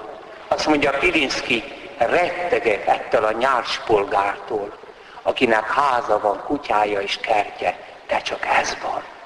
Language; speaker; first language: Hungarian; native; Hungarian